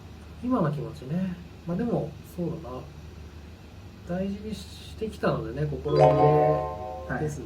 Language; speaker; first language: Japanese; native; Japanese